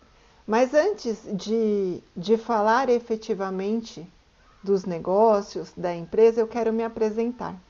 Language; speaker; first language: Portuguese; native; Portuguese